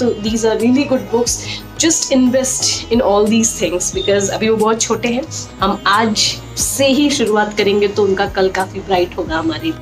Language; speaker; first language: Hindi; native; Hindi